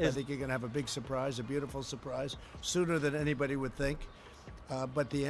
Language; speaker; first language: English; native; English